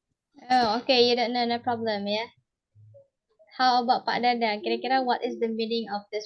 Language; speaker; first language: English; non-native, learner; Indonesian